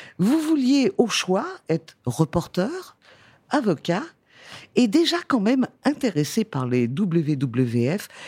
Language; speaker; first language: French; native; French